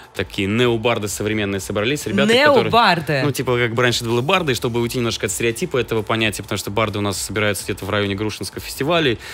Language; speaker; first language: Russian; native; Russian